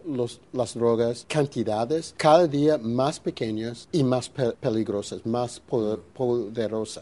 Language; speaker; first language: Spanish; non-native, fluent; English